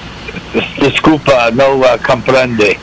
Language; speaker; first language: Spanish; non-native, learner; English